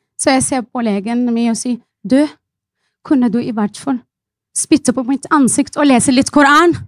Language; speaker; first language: Norwegian; non-native, fluent; Arabic